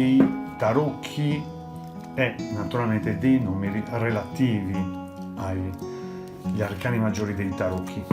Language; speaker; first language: Italian; native; Italian